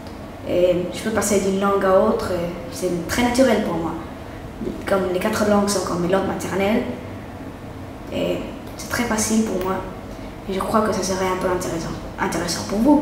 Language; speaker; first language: French; non-native, fluent; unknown